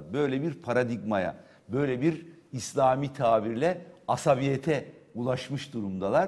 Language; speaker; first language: Turkish; native; Turkish